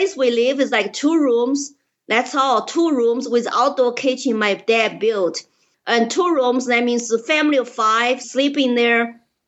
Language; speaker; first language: English; non-native, fluent; Chinese